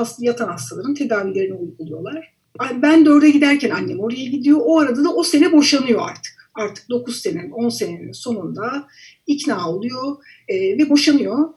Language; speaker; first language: Turkish; native; Turkish